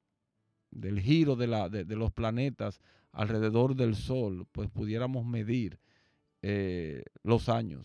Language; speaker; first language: Spanish; native; Spanish